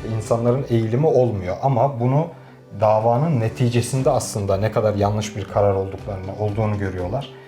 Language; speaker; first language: Turkish; native; Turkish